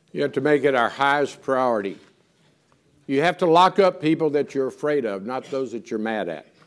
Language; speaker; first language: English; native; English